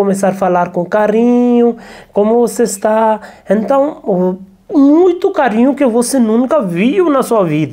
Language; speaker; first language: Portuguese; non-native, learner; Hindi